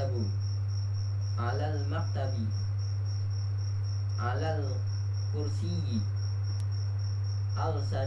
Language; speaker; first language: Arabic; non-native, learner; Indonesian